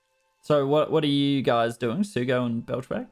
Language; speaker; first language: English; native; English